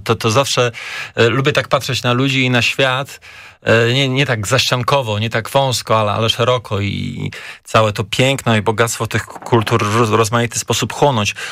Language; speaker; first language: Polish; native; Polish